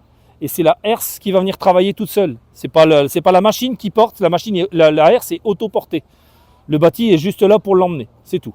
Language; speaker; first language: French; native; French